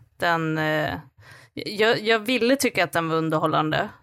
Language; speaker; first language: Swedish; native; Swedish